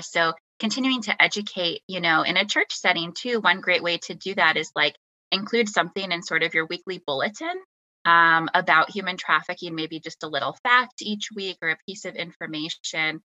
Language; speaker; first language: English; native; English